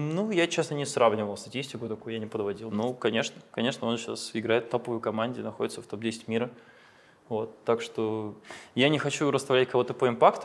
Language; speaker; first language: Russian; native; Russian